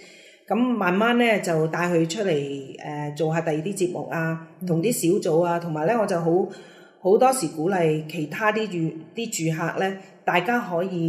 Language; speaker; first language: Cantonese; native; Cantonese